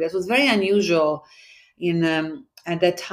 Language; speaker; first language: English; non-native, fluent; Bosnian